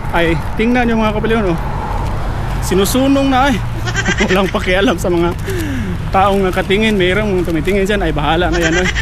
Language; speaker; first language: Filipino; non-native, local second language; Cebuano